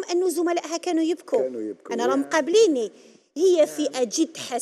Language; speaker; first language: Arabic; native; Arabic